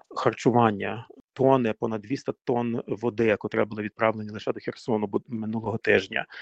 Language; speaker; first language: Ukrainian; native; Ukrainian